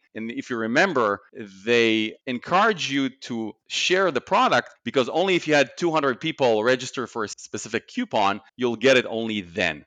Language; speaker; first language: English; non-native, fluent; Hebrew